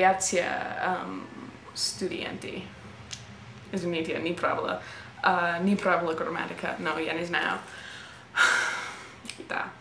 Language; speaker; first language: Russian; non-native, learner; English